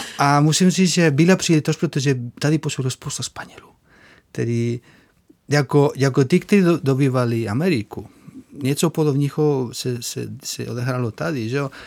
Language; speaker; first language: Czech; non-native, fluent; Spanish